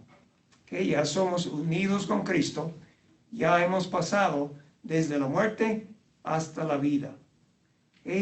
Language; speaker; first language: Spanish; non-native, fluent; English